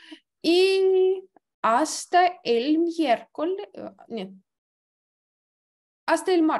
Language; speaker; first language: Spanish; non-native, fluent; Ukrainian